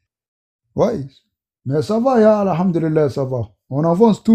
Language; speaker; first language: French; non-native, learner; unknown